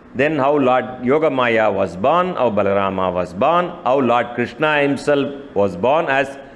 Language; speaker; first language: English; non-native, local second language; Tamil